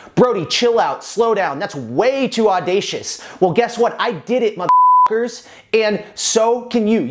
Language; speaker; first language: English; native; English